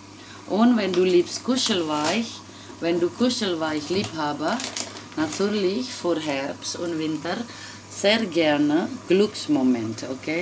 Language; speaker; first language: German; non-native, fluent; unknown